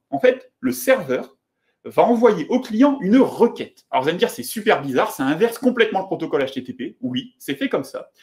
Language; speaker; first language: French; native; French